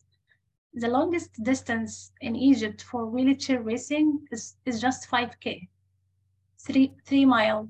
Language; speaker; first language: English; non-native, fluent; Arabic